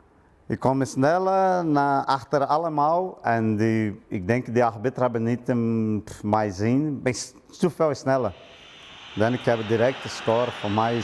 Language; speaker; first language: Dutch; non-native, learner; Portuguese